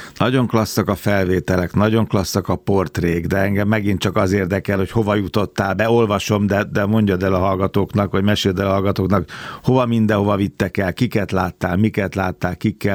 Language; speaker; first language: Hungarian; native; Hungarian